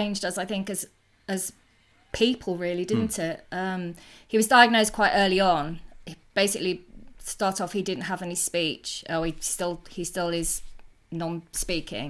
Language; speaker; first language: English; native; English